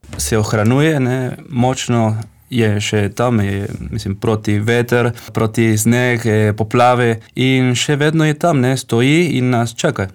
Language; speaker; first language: Slovenian; non-native, fluent; Spanish